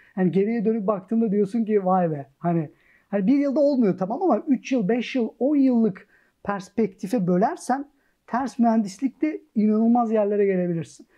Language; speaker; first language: Turkish; early bilingual, heritage; Turkish